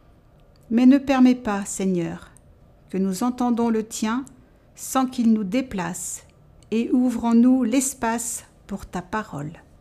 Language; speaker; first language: French; native; French